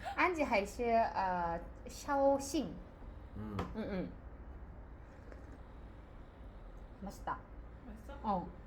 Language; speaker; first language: Korean; native; Korean